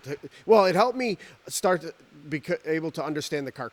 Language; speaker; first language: English; native; English